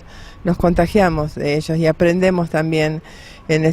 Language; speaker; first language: Spanish; native; Spanish